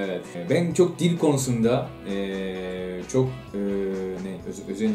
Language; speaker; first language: Turkish; non-native, fluent; Japanese